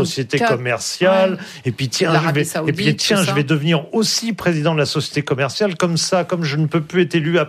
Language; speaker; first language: French; native; French